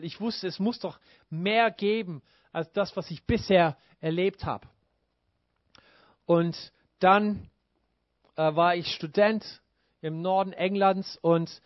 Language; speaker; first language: German; non-native, fluent; English